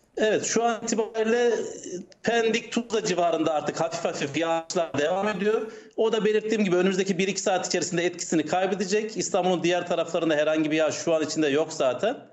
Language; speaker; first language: Turkish; native; Turkish